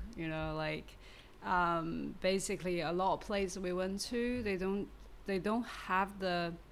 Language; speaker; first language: English; non-native, learner; Chinese